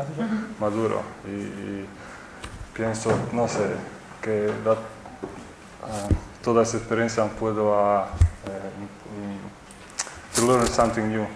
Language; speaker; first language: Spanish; non-native, learner; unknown